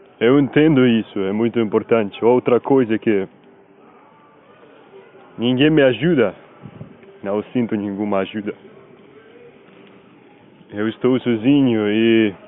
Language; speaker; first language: Portuguese; non-native, learner; Spanish